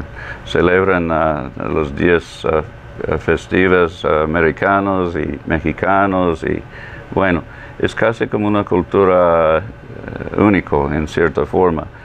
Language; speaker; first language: Spanish; non-native, fluent; English